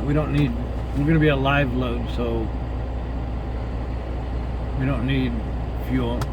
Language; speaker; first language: English; native; English